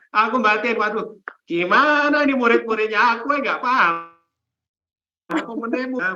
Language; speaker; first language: Indonesian; non-native, fluent; English